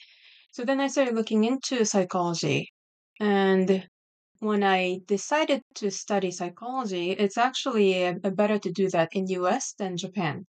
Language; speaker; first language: English; non-native, fluent; Japanese